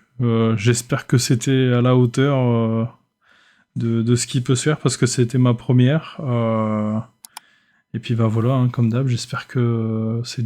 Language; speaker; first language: French; native; French